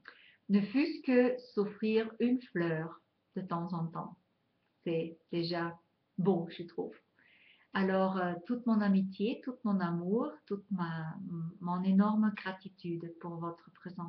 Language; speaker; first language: French; non-native, fluent; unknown